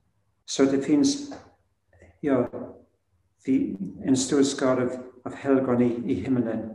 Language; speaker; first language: Swedish; non-native, fluent; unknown